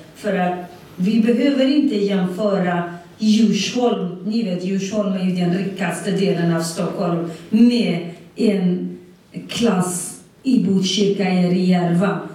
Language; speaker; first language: Swedish; non-native, fluent; Kurdish